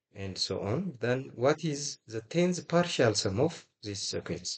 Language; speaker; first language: English; non-native, local second language; Amharic